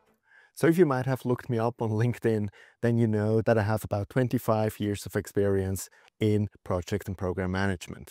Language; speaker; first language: English; non-native, fluent; German